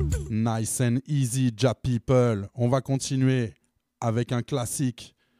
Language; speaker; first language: French; native; French